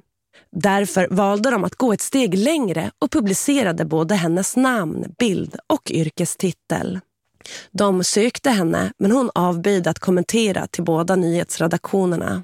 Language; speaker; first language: Swedish; native; Swedish